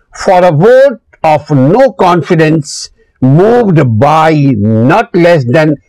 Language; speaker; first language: English; non-native, local second language; Urdu